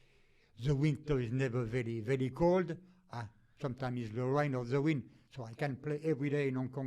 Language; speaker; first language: English; non-native, fluent; French